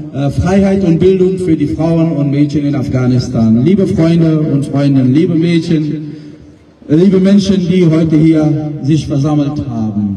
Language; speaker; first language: German; non-native, fluent; Pashto